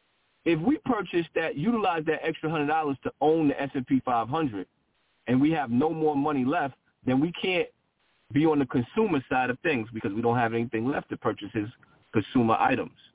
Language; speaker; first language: English; native; English